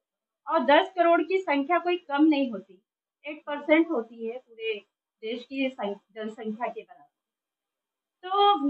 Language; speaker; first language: Hindi; native; Hindi